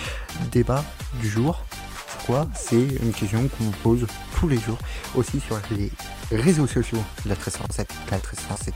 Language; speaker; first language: French; native; French